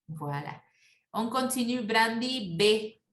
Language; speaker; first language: French; non-native, fluent; Spanish